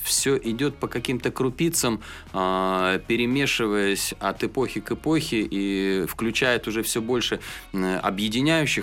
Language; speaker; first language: Russian; native; Russian